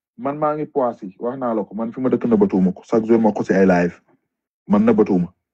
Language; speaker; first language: Wolof; non-native, local second language; Fula